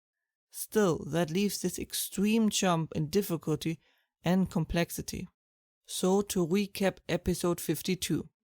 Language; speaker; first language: English; non-native, fluent; German